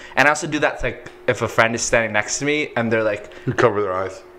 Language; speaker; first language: English; native; English